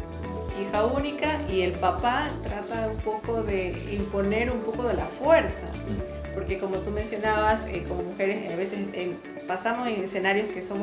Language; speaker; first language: Spanish; native; Spanish